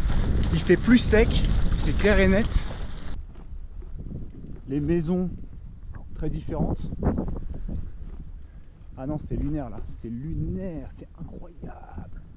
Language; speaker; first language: French; native; French